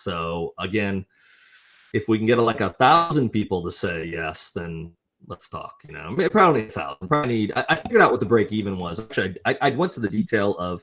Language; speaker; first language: English; native; English